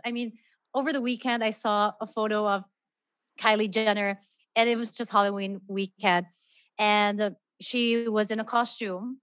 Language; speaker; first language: English; non-native, local second language; Filipino